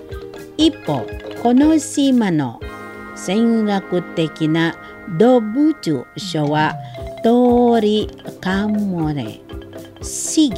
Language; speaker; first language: Japanese; non-native, fluent; Indonesian